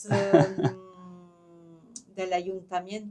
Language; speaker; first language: Spanish; non-native, local second language; French